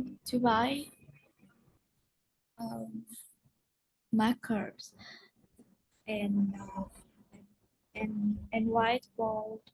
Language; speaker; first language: English; non-native, learner; Vietnamese